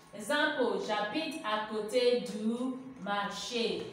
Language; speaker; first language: French; non-native, fluent; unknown